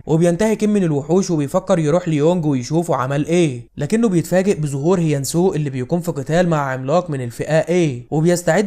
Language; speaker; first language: Arabic; native; Arabic